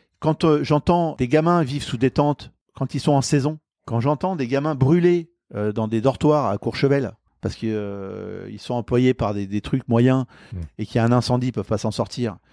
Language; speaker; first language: French; native; French